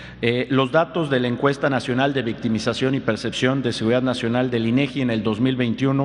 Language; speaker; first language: Spanish; native; Spanish